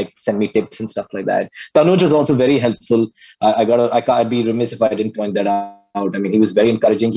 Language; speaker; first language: English; native; English